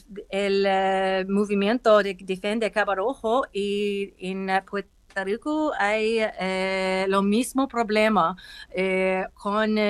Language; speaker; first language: Spanish; non-native, learner; English